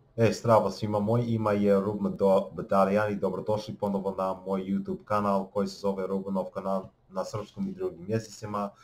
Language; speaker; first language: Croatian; non-native, learner; English